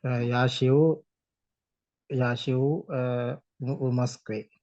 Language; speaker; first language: Russian; non-native, learner; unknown